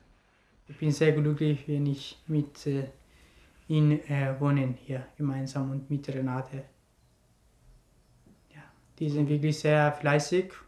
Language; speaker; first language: German; non-native, learner; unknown